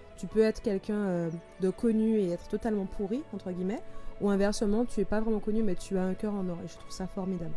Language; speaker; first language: French; native; French